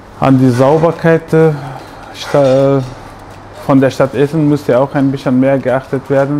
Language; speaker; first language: German; non-native, fluent; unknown